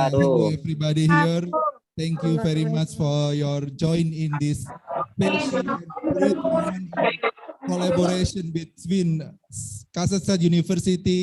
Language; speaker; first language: English; non-native, learner; Indonesian